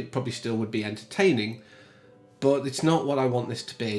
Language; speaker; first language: English; native; English